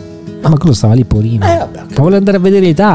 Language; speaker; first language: Italian; native; Italian